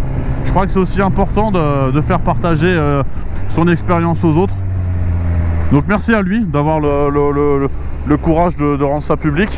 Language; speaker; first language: French; native; French